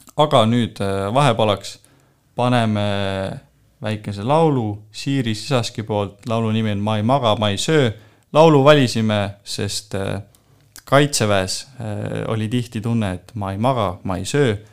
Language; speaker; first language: Estonian; native; Estonian